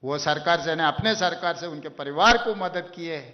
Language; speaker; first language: Hindi; non-native, local second language; Telugu